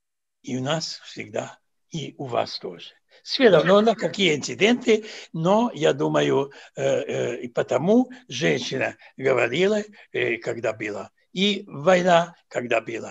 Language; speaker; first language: Russian; non-native, fluent; Serbian